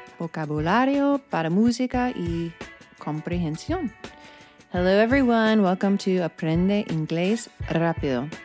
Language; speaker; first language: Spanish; non-native, fluent; English